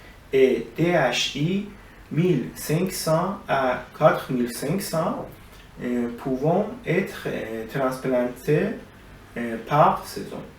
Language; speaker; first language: French; non-native, learner; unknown